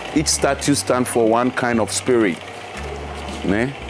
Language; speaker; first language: English; non-native, local second language; Akan